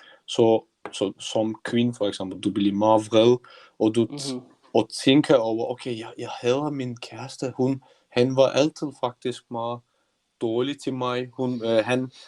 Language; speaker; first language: Danish; non-native, learner; Turkish